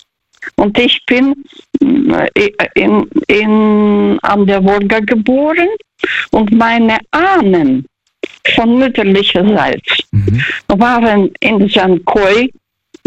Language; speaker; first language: German; non-native, fluent; Russian